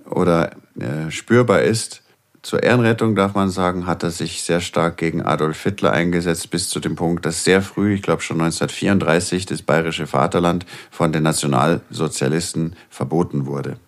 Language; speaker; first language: German; native; German